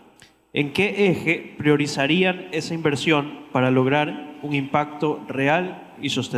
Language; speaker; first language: Spanish; native; Spanish